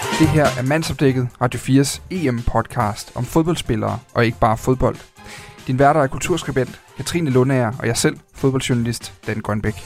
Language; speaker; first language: Danish; native; Danish